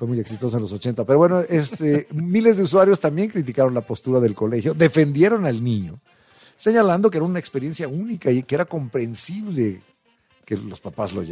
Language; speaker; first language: Spanish; native; Spanish